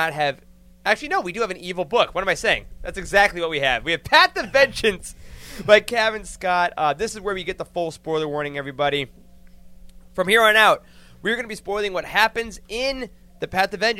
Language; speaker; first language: English; native; English